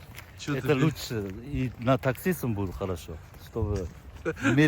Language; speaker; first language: Russian; non-native, local second language; Uzbek